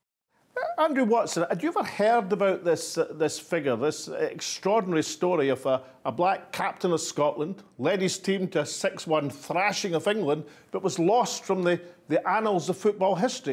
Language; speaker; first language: English; native; English